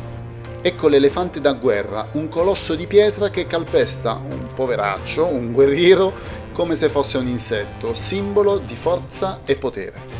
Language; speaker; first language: Italian; native; Italian